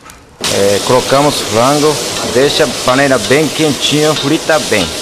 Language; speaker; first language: Portuguese; non-native, learner; Japanese